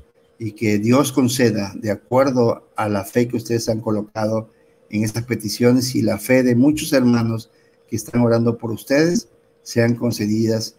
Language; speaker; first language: Spanish; native; Spanish